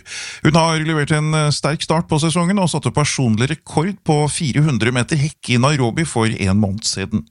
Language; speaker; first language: Norwegian; native; Norwegian